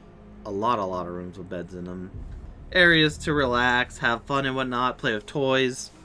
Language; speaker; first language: English; native; English